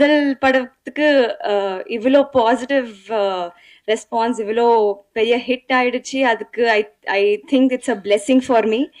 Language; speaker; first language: Tamil; non-native, fluent; Telugu